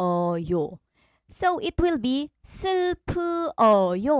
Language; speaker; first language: Korean; non-native, fluent; Filipino